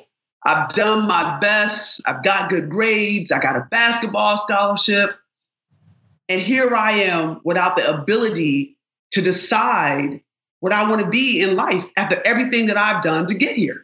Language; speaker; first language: English; native; English